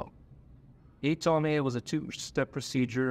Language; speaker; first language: English; native; English